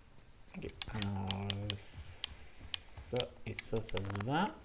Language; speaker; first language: French; native; French